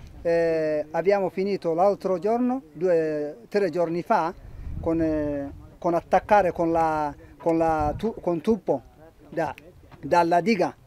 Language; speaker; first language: Italian; non-native, learner; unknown